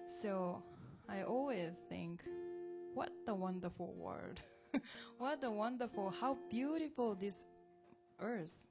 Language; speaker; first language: English; non-native, learner; Japanese